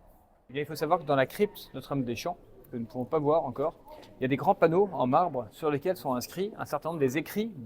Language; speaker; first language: French; native; French